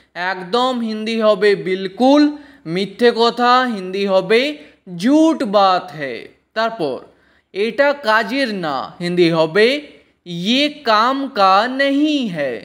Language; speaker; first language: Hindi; non-native, local second language; Bangla